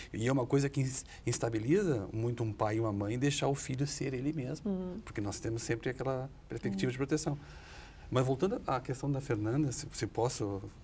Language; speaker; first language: Portuguese; native; Portuguese